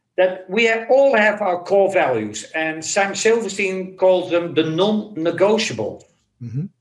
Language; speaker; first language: English; non-native, fluent; Dutch